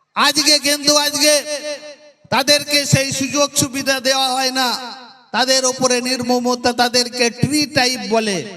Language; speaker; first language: Bangla; non-native, local second language; Santali